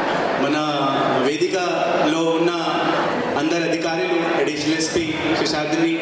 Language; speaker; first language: Telugu; non-native, fluent; Hindi